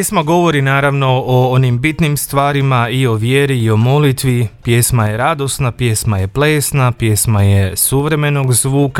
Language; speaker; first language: Croatian; native; Croatian